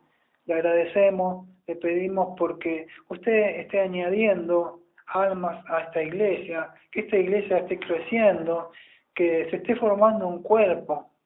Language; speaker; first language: Spanish; native; Spanish